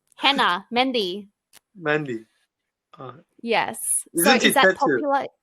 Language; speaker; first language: English; native; English